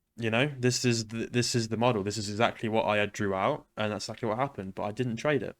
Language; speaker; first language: English; native; English